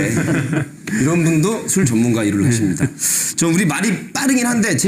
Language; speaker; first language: Korean; native; Korean